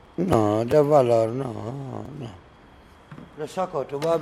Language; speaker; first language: Spanish; non-native, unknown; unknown